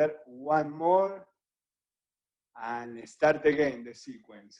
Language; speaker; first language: English; non-native, fluent; Spanish